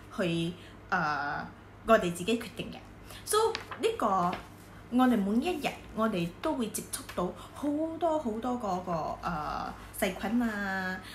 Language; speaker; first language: Cantonese; non-native, local second language; Hakka Chinese